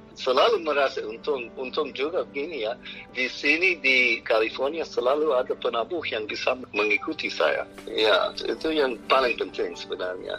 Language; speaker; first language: Indonesian; non-native, fluent; English